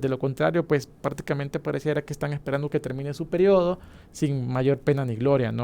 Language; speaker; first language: Spanish; native; Spanish